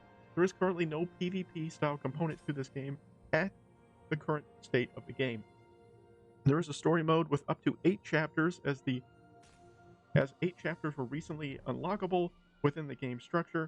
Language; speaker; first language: English; native; English